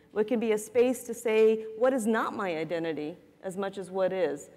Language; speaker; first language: English; native; English